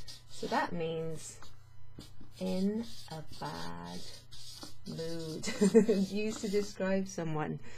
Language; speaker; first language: English; native; English